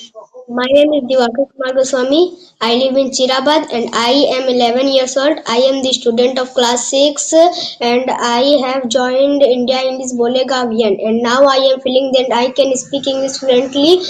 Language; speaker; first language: English; non-native, learner; Hindi